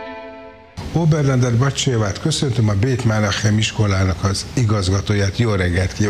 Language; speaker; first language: Hungarian; native; Hungarian